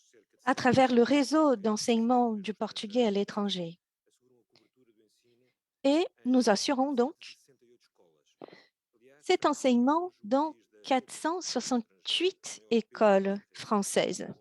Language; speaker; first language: French; non-native, fluent; Portuguese